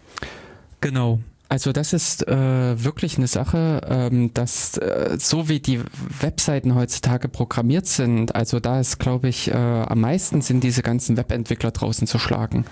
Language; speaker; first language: German; native; German